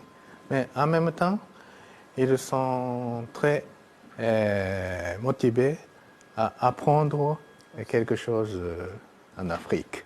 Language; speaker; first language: French; non-native, fluent; Japanese